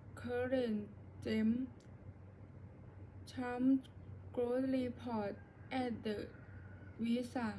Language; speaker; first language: English; non-native, learner; Thai